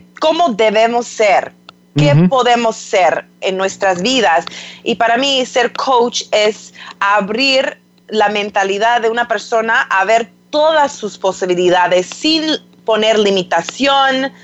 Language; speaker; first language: Spanish; non-native, fluent; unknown